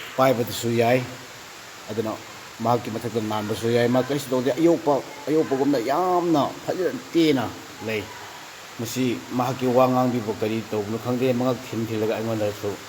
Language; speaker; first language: Manipuri; non-native, local second language; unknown